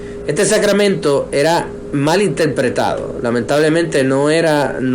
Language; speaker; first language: Spanish; native; Spanish